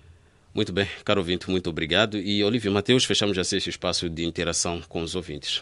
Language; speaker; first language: Portuguese; non-native, local second language; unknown